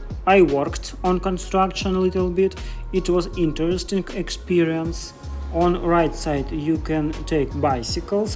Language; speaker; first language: English; non-native, learner; Russian